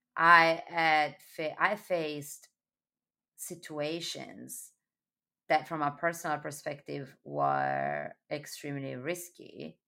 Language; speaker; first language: English; non-native, fluent; Italian